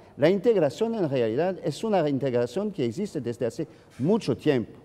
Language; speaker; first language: Spanish; non-native, fluent; French